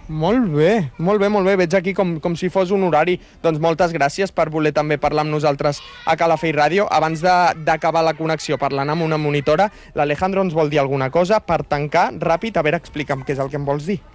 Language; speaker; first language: Catalan; native; Catalan